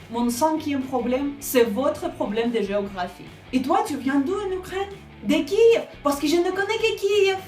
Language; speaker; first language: French; non-native, fluent; Ukrainian